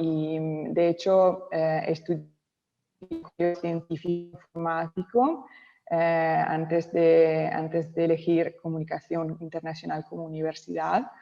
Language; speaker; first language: Spanish; non-native, local second language; Italian